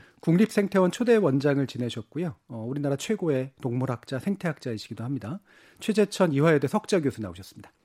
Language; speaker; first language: Korean; native; Korean